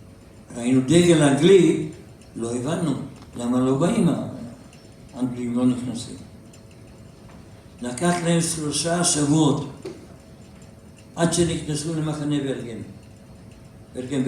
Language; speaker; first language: Hebrew; non-native, fluent; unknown